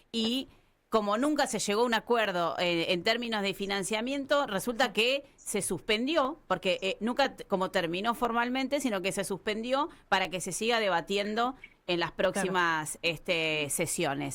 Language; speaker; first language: Spanish; native; Spanish